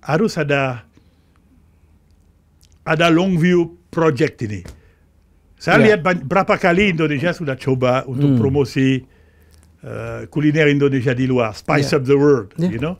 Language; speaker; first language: Indonesian; non-native, fluent; French